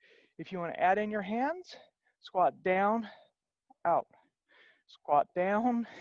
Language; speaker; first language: English; native; English